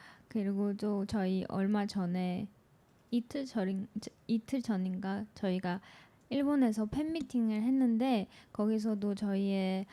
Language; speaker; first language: Korean; non-native, fluent; Chinese